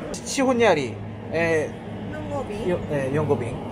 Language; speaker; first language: Japanese; non-native, learner; Korean